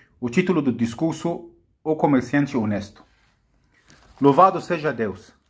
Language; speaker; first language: Portuguese; non-native, fluent; Arabic